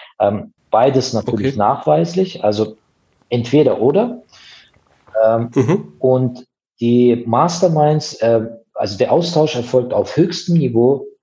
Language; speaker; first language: German; non-native, fluent; Azerbaijani